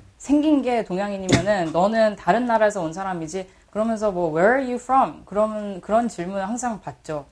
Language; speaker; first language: Korean; early bilingual, heritage; Korean